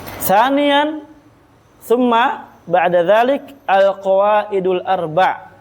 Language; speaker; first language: Arabic; non-native, fluent; Indonesian